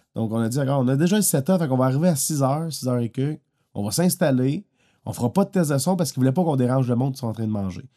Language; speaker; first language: French; native; French